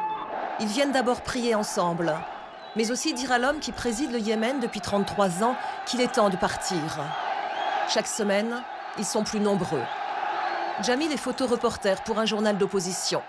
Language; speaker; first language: French; native; French